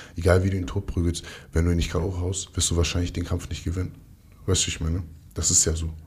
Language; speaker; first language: German; early bilingual, other home language; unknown